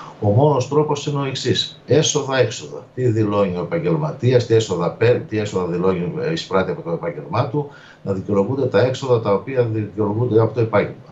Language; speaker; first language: Greek; native; Greek